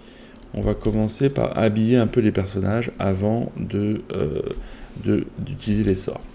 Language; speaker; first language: French; native; French